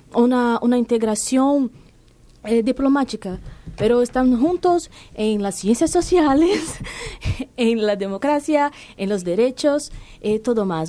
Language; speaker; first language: Spanish; non-native, fluent; Portuguese